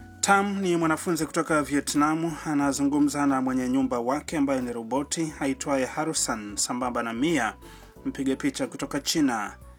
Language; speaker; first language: Swahili; native; Swahili